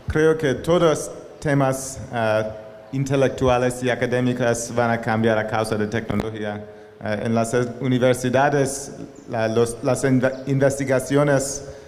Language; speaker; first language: Spanish; non-native, learner; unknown